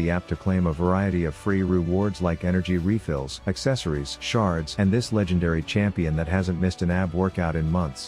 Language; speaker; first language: English; native; English